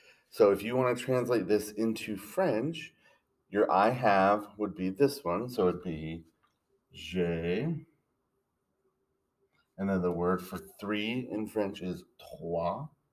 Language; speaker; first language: English; native; English